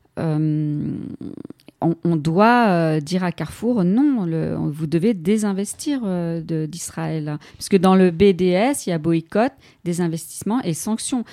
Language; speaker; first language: French; native; French